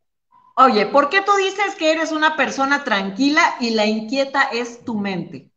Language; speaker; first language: Spanish; native; Spanish